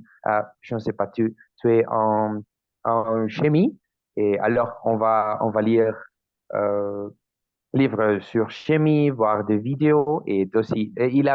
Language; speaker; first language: French; non-native, learner; Spanish